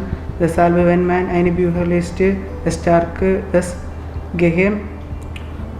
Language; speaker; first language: German; non-native, learner; Malayalam